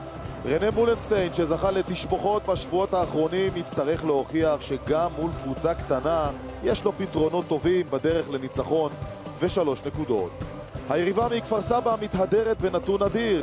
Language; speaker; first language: Hebrew; native; Hebrew